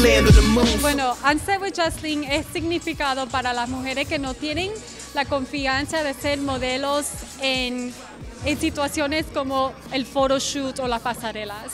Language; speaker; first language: Spanish; early bilingual, heritage; English